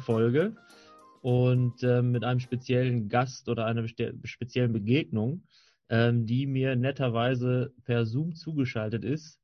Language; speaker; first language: German; native; German